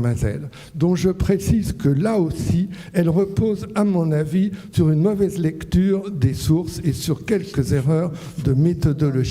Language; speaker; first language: French; native; French